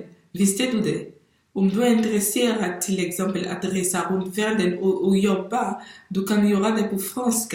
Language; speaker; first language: Swedish; non-native, fluent; French